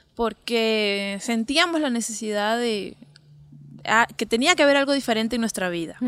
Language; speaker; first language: Spanish; native; Spanish